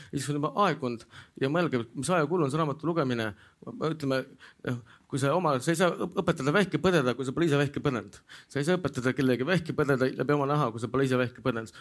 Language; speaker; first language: Estonian; non-native, local second language; Russian